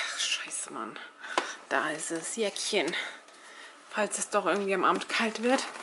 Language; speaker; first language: German; early bilingual, other home language; Turkish